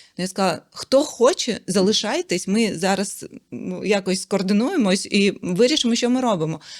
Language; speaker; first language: Ukrainian; non-native, local second language; Russian